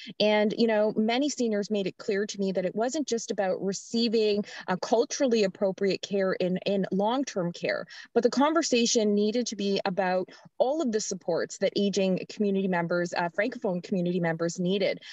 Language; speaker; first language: English; native; English